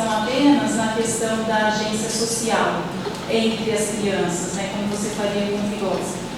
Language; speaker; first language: Portuguese; native; Portuguese